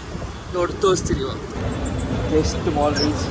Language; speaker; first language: Kannada; native; Kannada